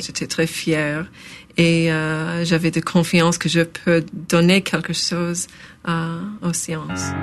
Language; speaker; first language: French; non-native, local second language; English